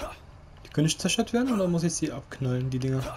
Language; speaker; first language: German; native; German